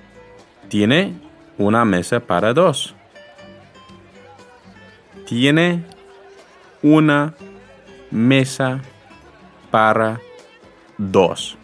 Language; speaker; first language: Spanish; non-native, fluent; English